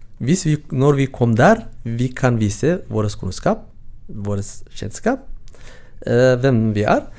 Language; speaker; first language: Norwegian; non-native, learner; Tigrinya